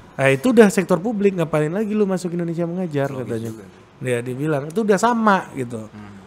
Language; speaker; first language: Indonesian; native; Indonesian